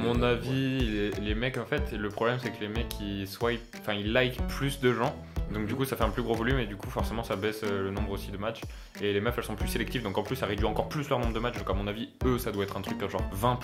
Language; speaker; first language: French; native; French